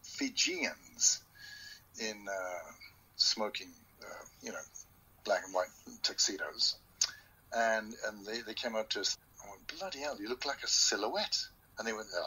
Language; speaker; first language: English; native; English